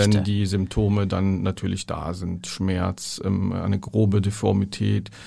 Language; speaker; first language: German; non-native, fluent; Arabic